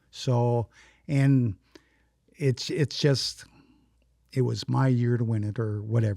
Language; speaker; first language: English; native; English